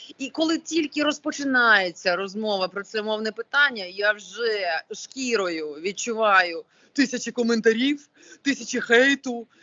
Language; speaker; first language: Ukrainian; non-native, local second language; Russian